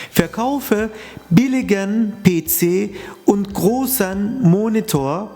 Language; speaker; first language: German; non-native, fluent; Turkish